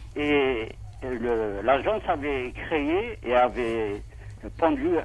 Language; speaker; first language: French; non-native, local second language; Arabic